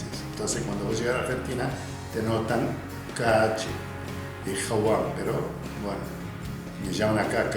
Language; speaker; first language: Spanish; non-native, fluent; Arabic